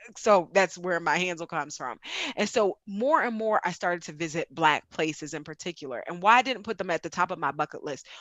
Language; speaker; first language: English; native; English